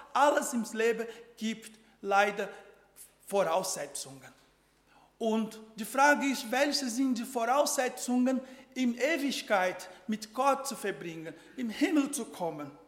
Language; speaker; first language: German; non-native, fluent; Portuguese